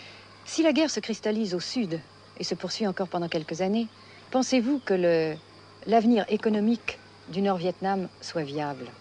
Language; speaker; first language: French; native; French